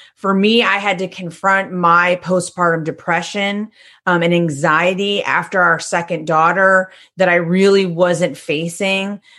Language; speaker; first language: English; native; English